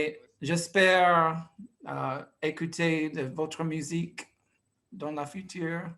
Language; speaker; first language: French; non-native, fluent; English